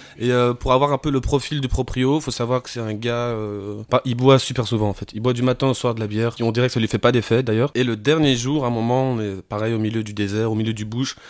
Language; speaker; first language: French; native; French